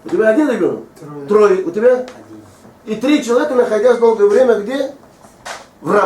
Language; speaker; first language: Russian; non-native, fluent; Tajik